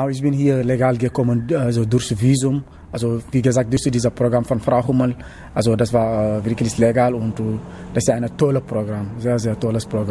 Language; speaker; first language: German; non-native, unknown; Wolof